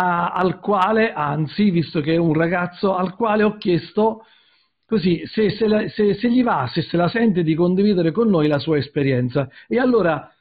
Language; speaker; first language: Italian; native; Italian